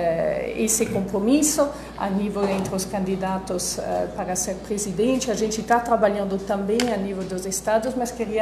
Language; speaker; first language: Portuguese; non-native, fluent; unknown